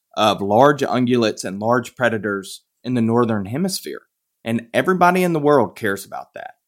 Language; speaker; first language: English; native; English